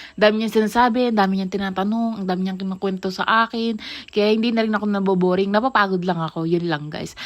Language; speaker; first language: Filipino; native; Filipino